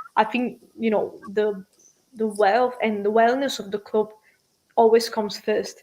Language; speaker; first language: English; non-native, fluent; Italian